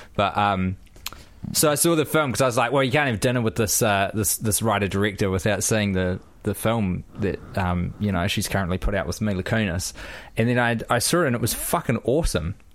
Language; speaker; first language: English; native; English